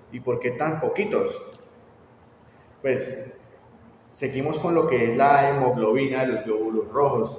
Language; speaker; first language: Spanish; native; Spanish